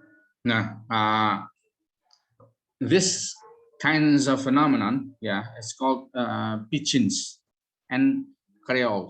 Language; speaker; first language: English; non-native, fluent; Indonesian